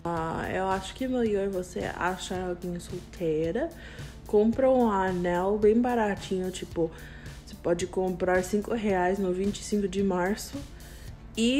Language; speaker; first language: Portuguese; non-native, learner; English